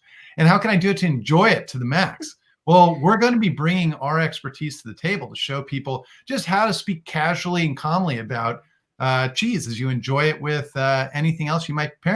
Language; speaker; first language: English; native; English